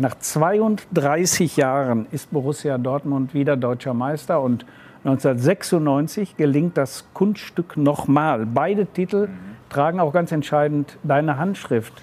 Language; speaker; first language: German; native; German